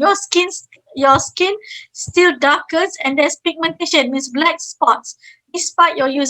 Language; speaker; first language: English; non-native, fluent; Malay